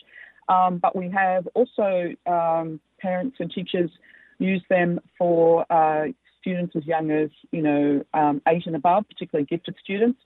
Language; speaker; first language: English; native; English